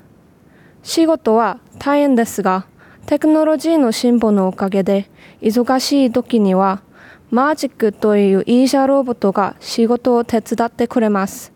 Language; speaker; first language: Japanese; non-native, learner; English